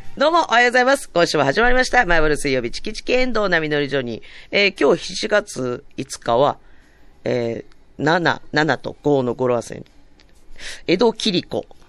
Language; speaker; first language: Japanese; native; Japanese